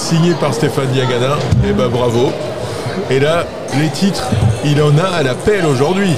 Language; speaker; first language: French; native; French